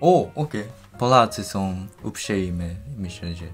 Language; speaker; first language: Polish; non-native, learner; Japanese